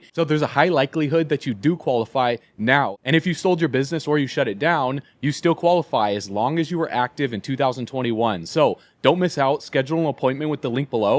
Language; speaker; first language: English; native; English